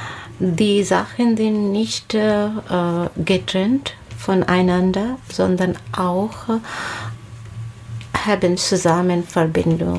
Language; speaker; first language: German; non-native, learner; Bangla